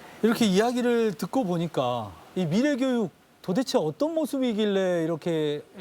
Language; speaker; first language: Korean; native; Korean